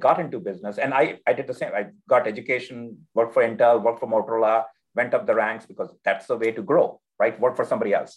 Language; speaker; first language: English; non-native, local second language; Hindi